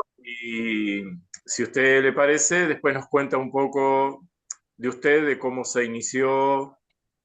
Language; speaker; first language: Spanish; native; Spanish